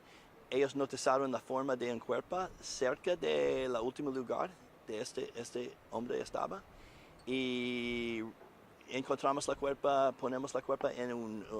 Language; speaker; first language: Spanish; non-native, learner; English